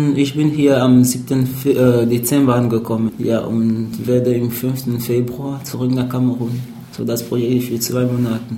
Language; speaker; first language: German; non-native, fluent; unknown